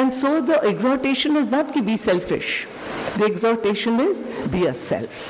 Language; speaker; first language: English; non-native, local second language; Hindi